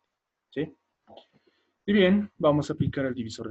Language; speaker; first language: Spanish; native; Spanish